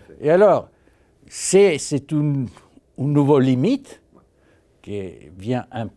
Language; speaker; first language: French; non-native, fluent; Spanish